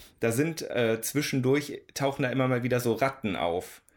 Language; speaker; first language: German; native; German